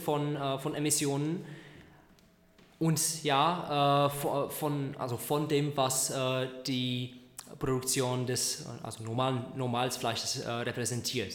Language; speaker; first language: German; non-native, learner; Czech